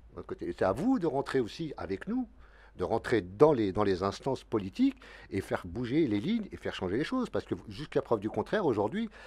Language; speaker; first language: French; native; French